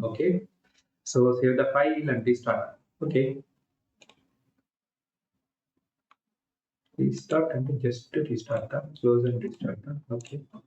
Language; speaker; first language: English; non-native, local second language; Telugu